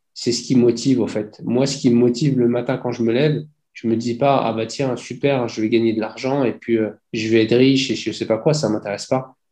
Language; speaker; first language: French; native; French